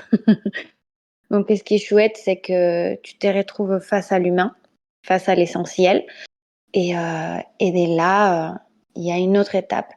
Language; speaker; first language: French; non-native, fluent; Spanish